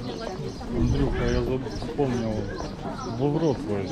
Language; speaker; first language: Russian; native; Russian